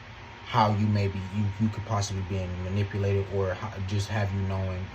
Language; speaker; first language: English; native; English